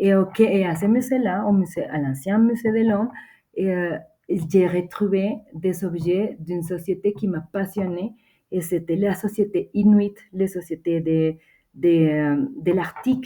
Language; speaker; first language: French; non-native, fluent; Spanish